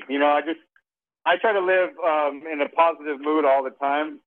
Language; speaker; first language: English; native; English